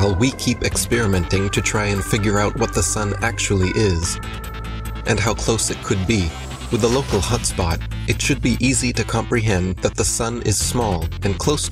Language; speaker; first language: English; native; English